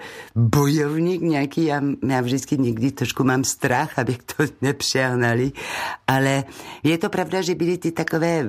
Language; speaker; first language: Czech; non-native, learner; French